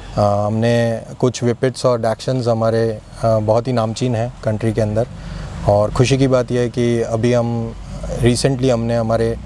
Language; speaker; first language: Hindi; native; Hindi